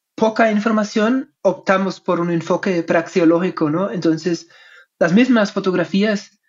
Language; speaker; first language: Spanish; non-native, fluent; German